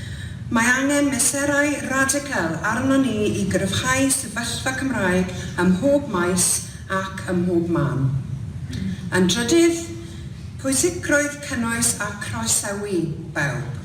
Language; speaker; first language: Welsh; non-native, local second language; English